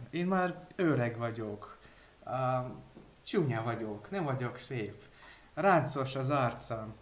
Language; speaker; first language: Hungarian; non-native, learner; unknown